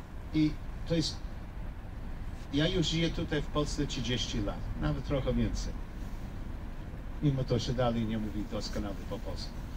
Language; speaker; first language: Polish; non-native, learner; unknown